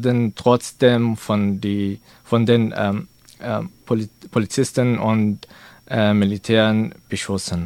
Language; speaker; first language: German; non-native, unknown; Arabic